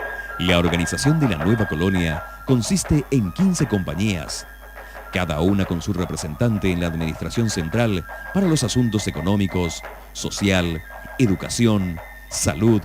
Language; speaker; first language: Spanish; native; Spanish